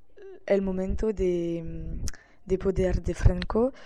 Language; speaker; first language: Spanish; non-native, learner; French